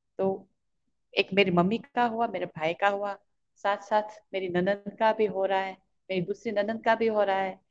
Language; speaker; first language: Hindi; native; Hindi